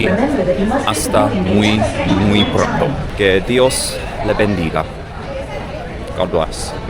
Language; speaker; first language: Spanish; non-native, learner; English